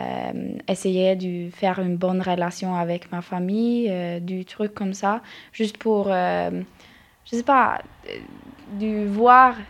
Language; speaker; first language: French; non-native, learner; Norwegian